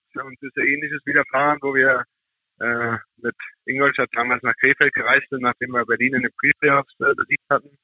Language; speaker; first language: German; native; German